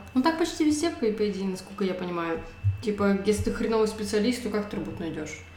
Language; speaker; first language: Russian; native; Russian